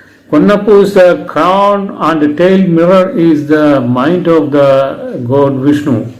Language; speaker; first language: English; non-native, local second language; Malayalam